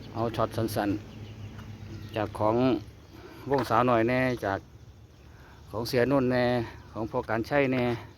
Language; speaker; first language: Thai; native; Thai